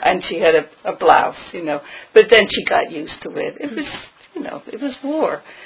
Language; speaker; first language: English; early bilingual, other home language; Friulian